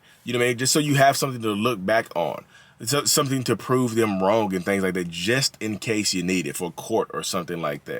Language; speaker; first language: English; native; English